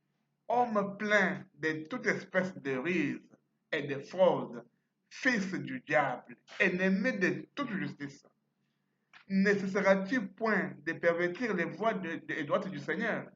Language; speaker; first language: French; non-native, fluent; Portuguese